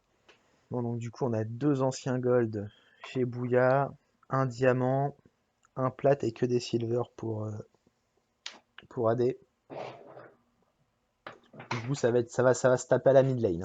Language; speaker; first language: French; native; French